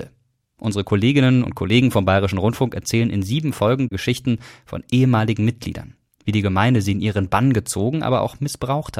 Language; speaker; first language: German; native; German